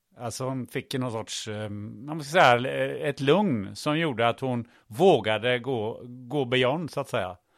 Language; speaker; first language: Swedish; early bilingual, other home language; German